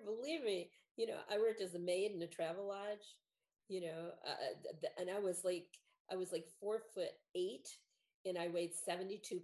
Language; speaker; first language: English; native; English